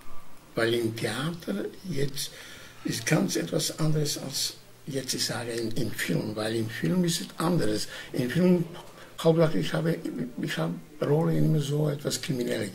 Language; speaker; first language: German; non-native, learner; Romany